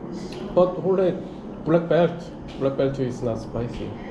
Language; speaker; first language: English; non-native, learner; Korean